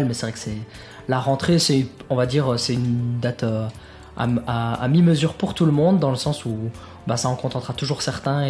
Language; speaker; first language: French; native; French